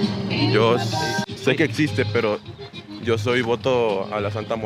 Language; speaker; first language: Spanish; native; Spanish